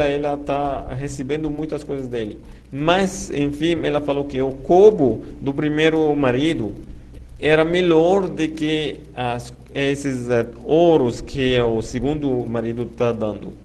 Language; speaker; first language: Portuguese; non-native, fluent; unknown